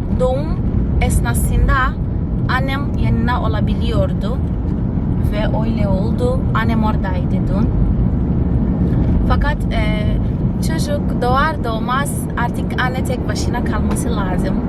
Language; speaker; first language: Turkish; non-native, fluent; Portuguese